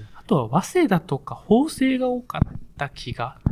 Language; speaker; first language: Japanese; native; Japanese